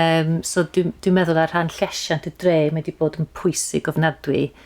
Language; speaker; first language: Welsh; native; Welsh